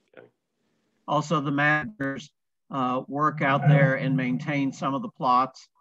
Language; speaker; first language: English; native; English